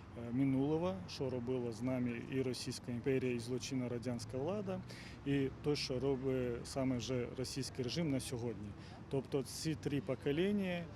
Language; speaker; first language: Ukrainian; non-native, local second language; Crimean Tatar